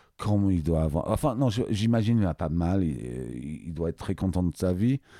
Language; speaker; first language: French; non-native, fluent; English